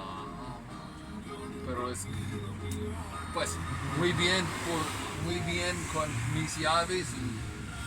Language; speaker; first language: Spanish; non-native, fluent; English